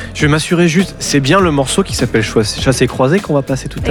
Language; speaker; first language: French; native; French